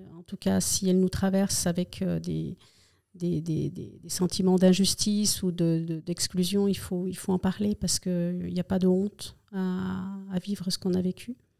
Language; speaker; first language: French; early bilingual, other home language; Spanish